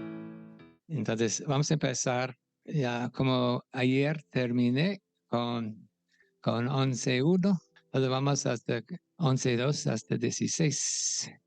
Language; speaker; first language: Spanish; non-native, fluent; English